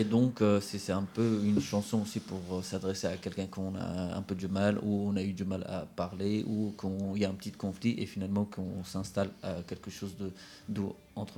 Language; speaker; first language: French; non-native, fluent; Central Kurdish